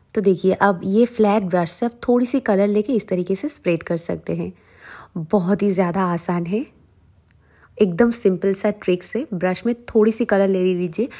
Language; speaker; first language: Hindi; non-native, local second language; Bangla